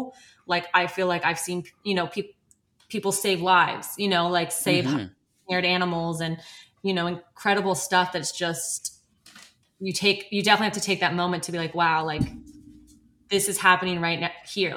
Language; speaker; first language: English; native; English